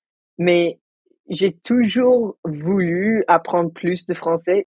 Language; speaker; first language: French; non-native, local second language; English